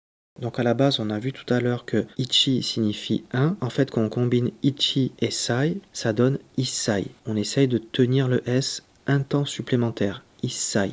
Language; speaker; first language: French; native; French